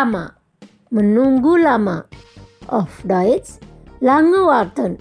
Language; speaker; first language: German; non-native, fluent; Indonesian